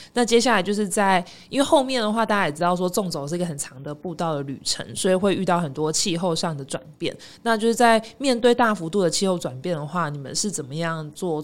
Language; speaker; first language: Chinese; native; Chinese